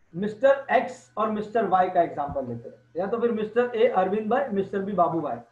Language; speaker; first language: Hindi; non-native, local second language; Gujarati